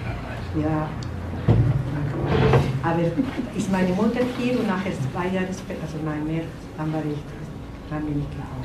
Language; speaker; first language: German; non-native, learner; Spanish